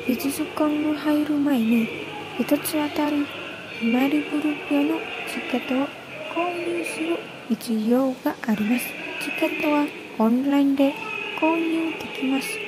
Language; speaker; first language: Japanese; non-native, learner; Indonesian